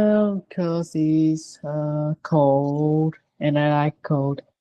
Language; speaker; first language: English; non-native, learner; Vietnamese